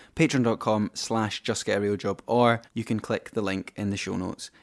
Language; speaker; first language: English; native; English